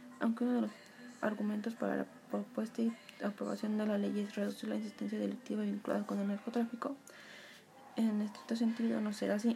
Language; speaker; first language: Spanish; native; Spanish